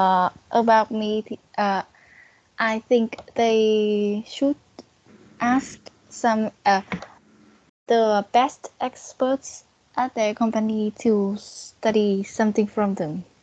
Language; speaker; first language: English; non-native, learner; Vietnamese